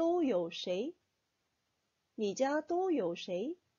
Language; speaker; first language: Chinese; non-native, fluent; Korean